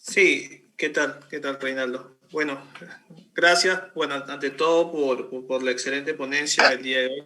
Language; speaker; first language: Spanish; native; Spanish